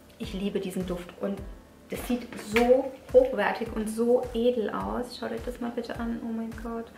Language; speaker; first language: German; early bilingual, other home language; Italian